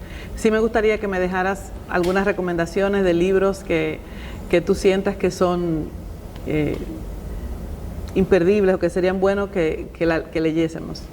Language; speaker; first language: Spanish; native; Spanish